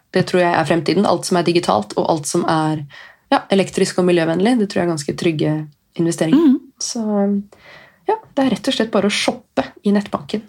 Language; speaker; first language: Norwegian; native; Norwegian